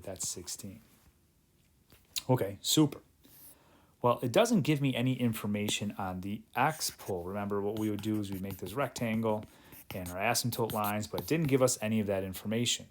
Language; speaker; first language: English; native; English